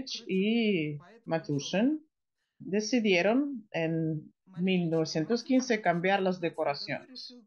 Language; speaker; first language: Spanish; non-native, fluent; Russian